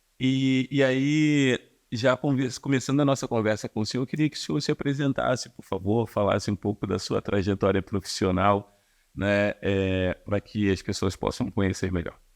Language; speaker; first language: Portuguese; native; Portuguese